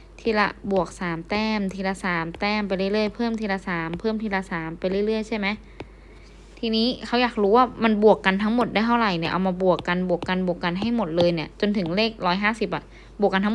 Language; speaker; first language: Thai; native; Thai